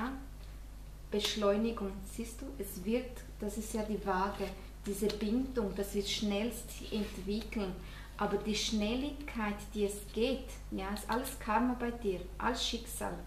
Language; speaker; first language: German; non-native, fluent; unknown